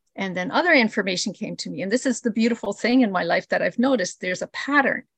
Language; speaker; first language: English; early bilingual, other home language; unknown